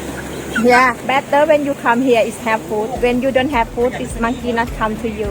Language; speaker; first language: English; non-native, learner; Thai